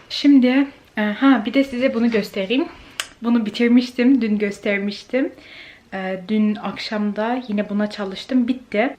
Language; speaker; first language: Turkish; early bilingual, heritage; Turkish